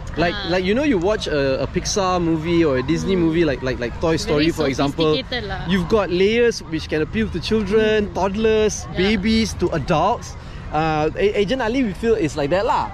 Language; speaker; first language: English; non-native, local second language; Malay